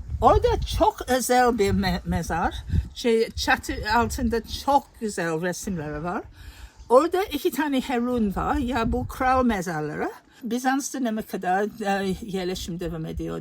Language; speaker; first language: Turkish; non-native, learner; English